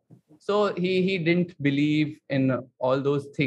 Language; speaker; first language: English; non-native, local second language; Hindi